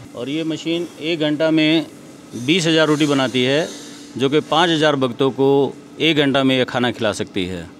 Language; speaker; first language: Hindi; native; Hindi